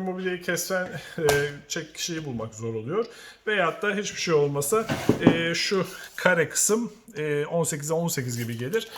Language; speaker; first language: Turkish; native; Turkish